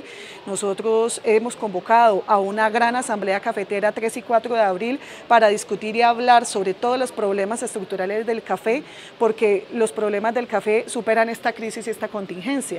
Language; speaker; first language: Spanish; native; Spanish